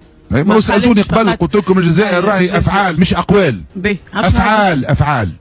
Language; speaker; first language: Arabic; native; Arabic